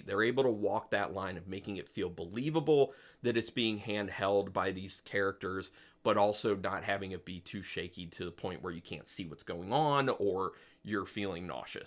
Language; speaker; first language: English; native; English